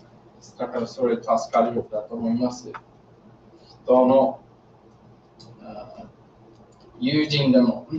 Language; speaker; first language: Japanese; non-native, learner; English